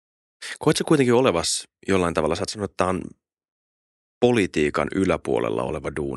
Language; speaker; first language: Finnish; native; Finnish